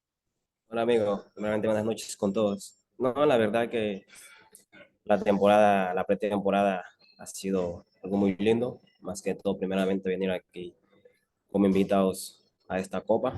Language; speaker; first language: Spanish; native; Spanish